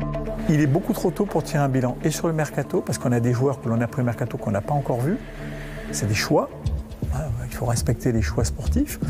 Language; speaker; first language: French; native; French